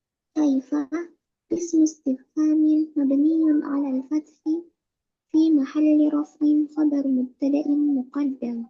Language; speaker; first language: Arabic; non-native, learner; Indonesian